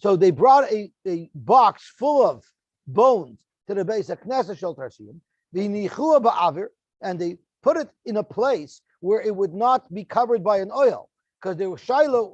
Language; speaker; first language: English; native; English